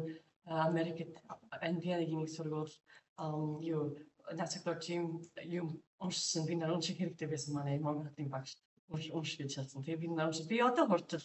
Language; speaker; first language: Mongolian; non-native, learner; English